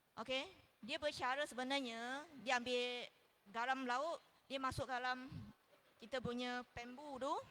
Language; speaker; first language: Malay; non-native, local second language; Chinese